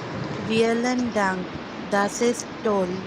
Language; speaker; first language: German; non-native, learner; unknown